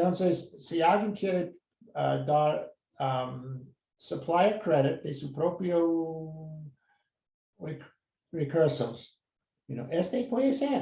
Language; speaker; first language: Spanish; non-native, fluent; English